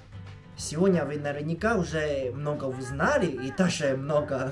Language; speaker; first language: Russian; non-native, fluent; Chinese